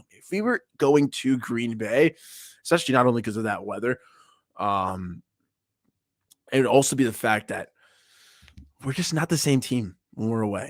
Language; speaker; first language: English; native; English